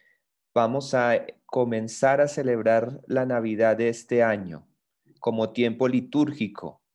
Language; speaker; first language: Spanish; native; Spanish